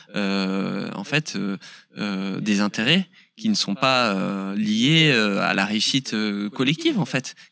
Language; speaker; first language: French; native; French